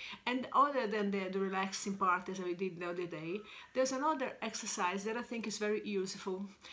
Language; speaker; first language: English; non-native, fluent; Portuguese